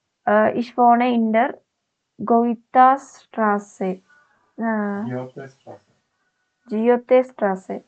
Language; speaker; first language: German; non-native, learner; Malayalam